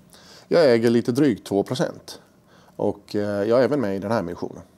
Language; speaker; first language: Swedish; native; Swedish